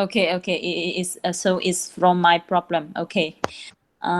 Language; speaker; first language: English; non-native, learner; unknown